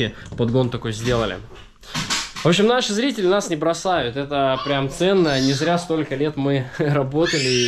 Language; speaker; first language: Russian; native; Russian